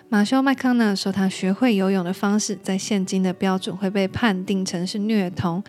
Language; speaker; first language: Chinese; native; Chinese